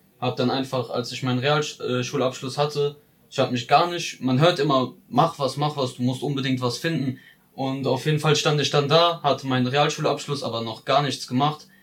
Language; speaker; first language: German; native; German